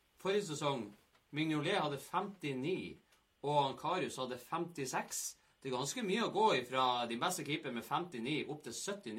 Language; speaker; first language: Norwegian; native; Norwegian